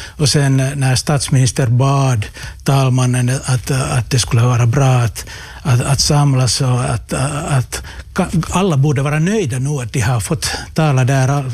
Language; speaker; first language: Swedish; non-native, local second language; Finnish